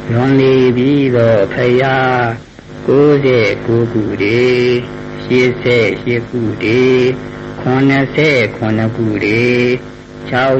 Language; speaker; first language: Burmese; native; Burmese